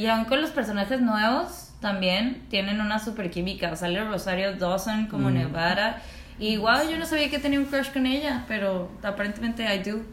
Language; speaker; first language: Spanish; native; Spanish